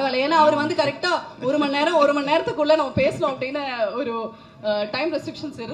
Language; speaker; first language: Tamil; native; Tamil